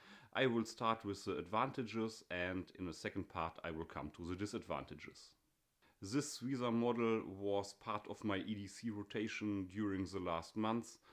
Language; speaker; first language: English; non-native, fluent; German